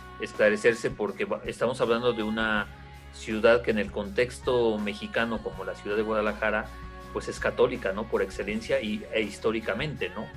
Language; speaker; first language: Spanish; native; Spanish